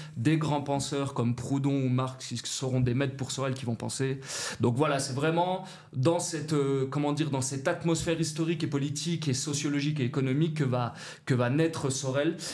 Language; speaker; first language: French; native; French